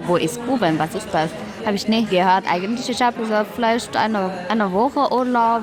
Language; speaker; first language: German; non-native, learner; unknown